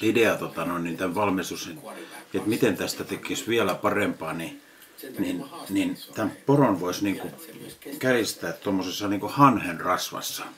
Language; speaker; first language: Finnish; native; Finnish